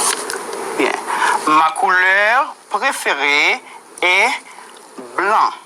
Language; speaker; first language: French; non-native, fluent; Spanish